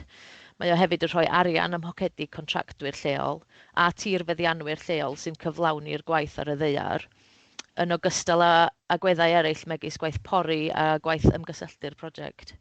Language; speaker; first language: Welsh; native; Welsh